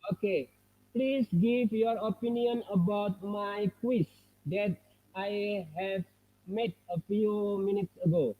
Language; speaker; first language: English; non-native, learner; Indonesian